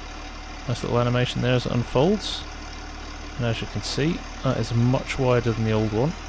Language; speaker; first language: English; native; English